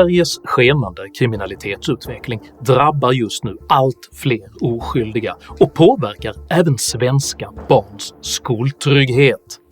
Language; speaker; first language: Swedish; native; Swedish